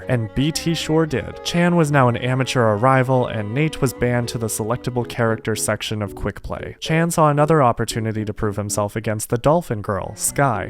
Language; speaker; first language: English; native; English